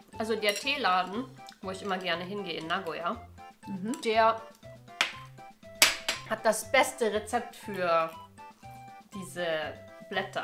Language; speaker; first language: German; native; German